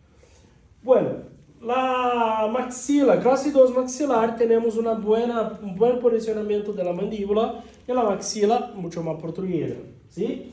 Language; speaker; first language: Spanish; non-native, fluent; Portuguese